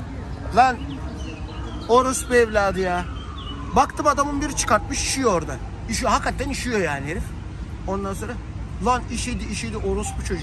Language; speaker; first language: Turkish; native; Turkish